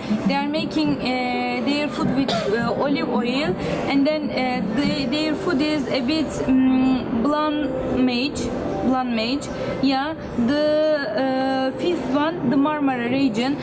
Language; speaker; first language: English; non-native, learner; Turkish